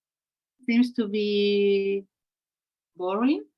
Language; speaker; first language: English; non-native, learner; Spanish